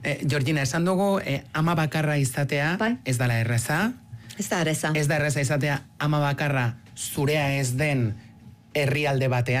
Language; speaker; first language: Basque; native; Basque